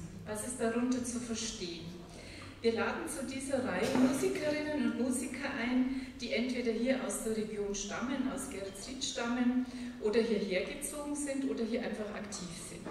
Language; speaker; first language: German; native; German